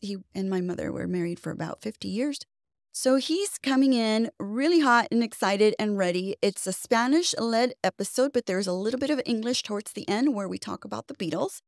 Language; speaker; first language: English; early bilingual, other home language; Spanish